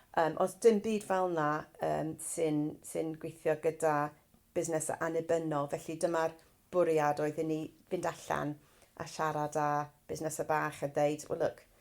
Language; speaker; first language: Welsh; non-native, fluent; English